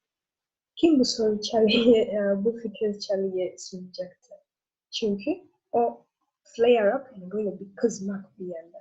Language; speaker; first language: Turkish; non-native, learner; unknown